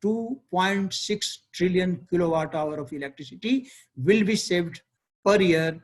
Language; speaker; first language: English; non-native, local second language; Hindi